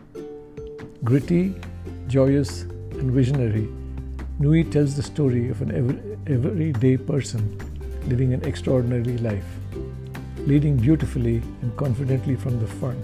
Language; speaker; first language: English; non-native, local second language; Kannada